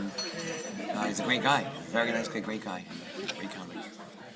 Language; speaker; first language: English; native; English